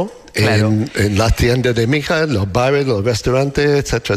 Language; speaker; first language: Spanish; non-native, learner; English